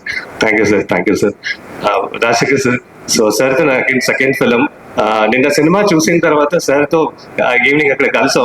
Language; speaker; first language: Telugu; non-native, fluent; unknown